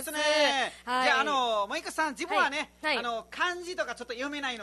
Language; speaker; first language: Japanese; non-native, fluent; Nepali